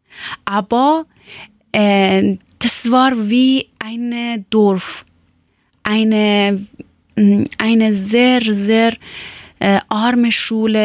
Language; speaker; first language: German; non-native, learner; Persian